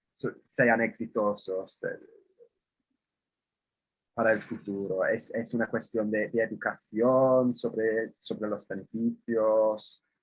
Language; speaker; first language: Spanish; non-native, fluent; English